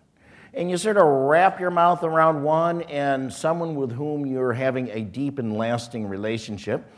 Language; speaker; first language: English; native; English